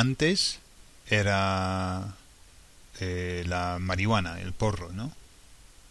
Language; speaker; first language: Spanish; non-native, fluent; English